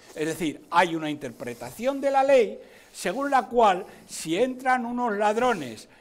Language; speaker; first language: Spanish; native; Spanish